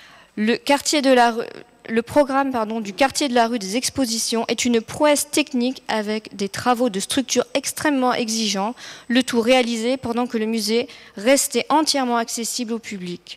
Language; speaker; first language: French; native; French